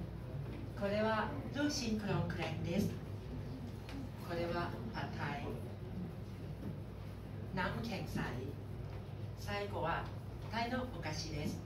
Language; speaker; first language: Japanese; non-native, learner; Thai